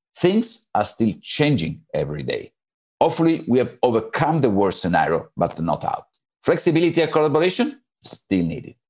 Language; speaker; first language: English; non-native, fluent; Italian